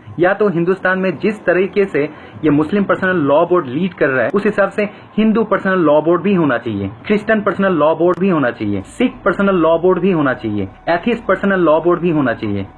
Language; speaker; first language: Hindi; non-native, fluent; Bangla